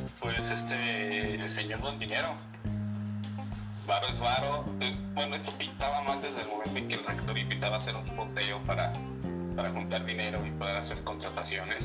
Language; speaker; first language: Spanish; native; Spanish